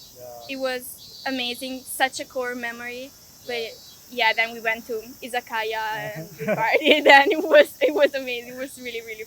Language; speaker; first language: English; non-native, fluent; Italian